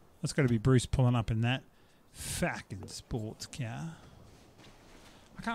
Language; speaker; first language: English; native; English